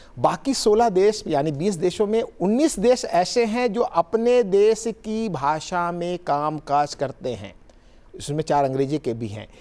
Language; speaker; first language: Hindi; native; Hindi